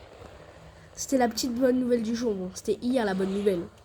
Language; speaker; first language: French; native; French